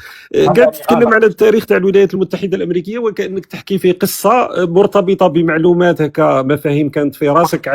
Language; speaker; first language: Arabic; native; Arabic